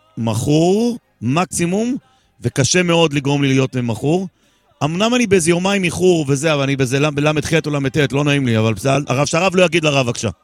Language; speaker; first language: Hebrew; native; Hebrew